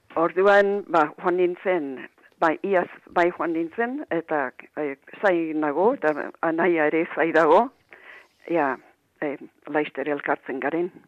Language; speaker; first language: Basque; non-native, fluent; English